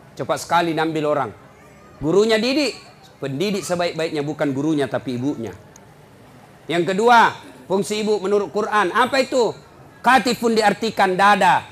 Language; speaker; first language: Indonesian; non-native, local second language; Buginese